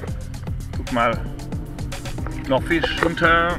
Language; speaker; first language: German; non-native, learner; French